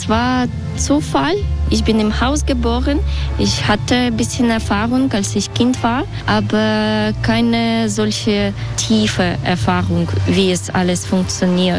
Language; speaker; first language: German; non-native, fluent; Russian